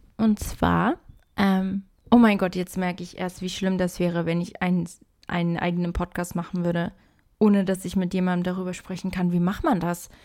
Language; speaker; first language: German; early bilingual, other home language; Portuguese